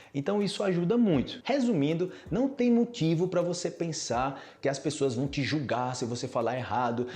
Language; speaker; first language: Portuguese; native; Portuguese